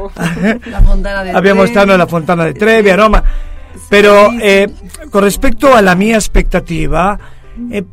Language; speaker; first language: Italian; non-native, fluent; Spanish